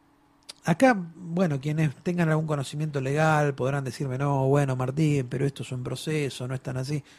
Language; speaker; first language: Spanish; native; Spanish